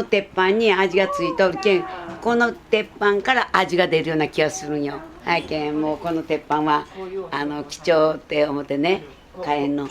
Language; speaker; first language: Japanese; native; Japanese